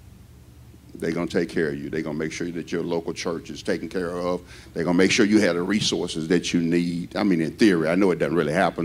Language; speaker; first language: English; native; English